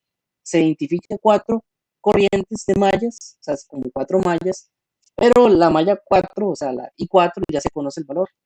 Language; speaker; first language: Spanish; native; Spanish